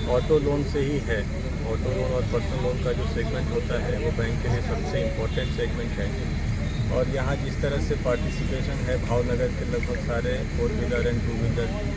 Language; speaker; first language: Hindi; native; Hindi